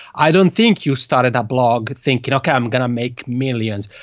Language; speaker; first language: English; non-native, fluent; Italian